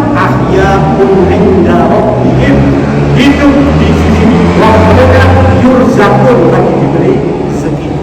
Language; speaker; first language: Indonesian; non-native, local second language; Javanese